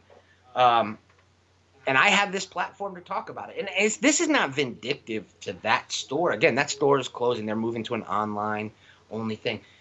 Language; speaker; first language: English; native; English